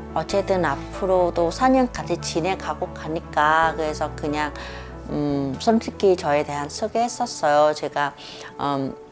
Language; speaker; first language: Korean; non-native, learner; Vietnamese